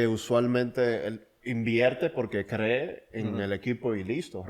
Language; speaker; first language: Spanish; native; Spanish